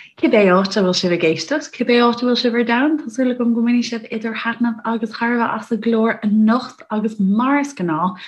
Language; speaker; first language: Irish; native; Irish